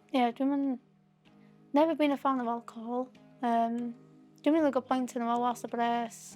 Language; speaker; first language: Welsh; native; Welsh